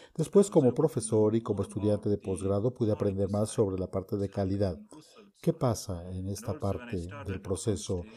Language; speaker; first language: Spanish; non-native, fluent; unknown